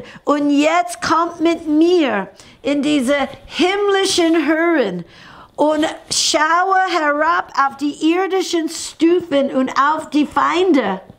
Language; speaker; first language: German; non-native, fluent; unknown